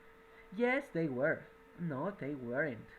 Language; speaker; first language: English; non-native, fluent; Spanish